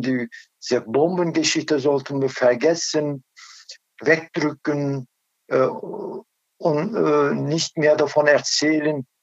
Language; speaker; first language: German; non-native, learner; Turkish